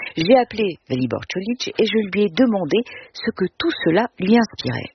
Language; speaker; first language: French; native; French